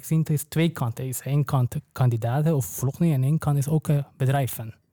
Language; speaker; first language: Dutch; non-native, learner; Persian